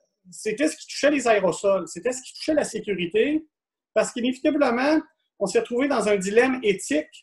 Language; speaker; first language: French; native; French